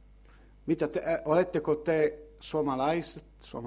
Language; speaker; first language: Finnish; non-native, learner; Italian